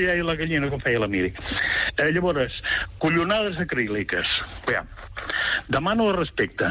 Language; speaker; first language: Catalan; native; Catalan